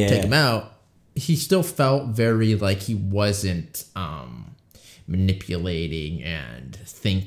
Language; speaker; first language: English; native; English